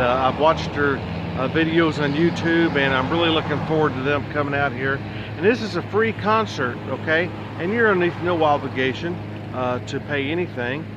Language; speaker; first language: English; native; English